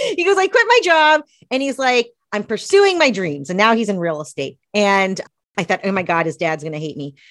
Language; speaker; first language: English; native; English